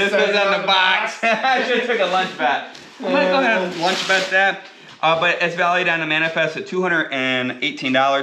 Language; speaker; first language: English; native; English